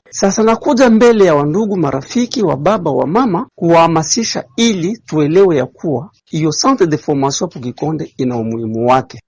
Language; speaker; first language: Swahili; native; Swahili